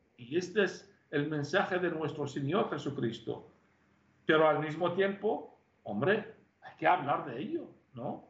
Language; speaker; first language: Spanish; non-native, fluent; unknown